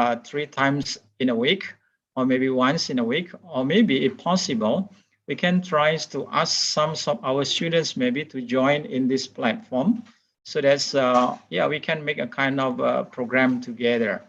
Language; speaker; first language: English; non-native, fluent; Indonesian